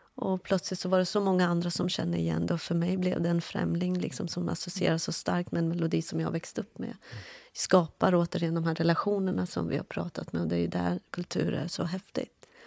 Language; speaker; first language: Swedish; early bilingual, other home language; Kurdish